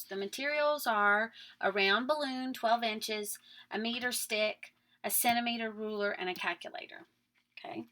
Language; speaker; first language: English; native; English